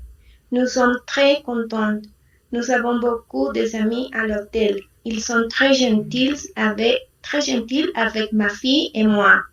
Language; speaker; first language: French; non-native, learner; Spanish